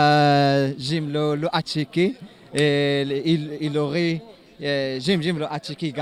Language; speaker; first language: French; non-native, learner; Arabic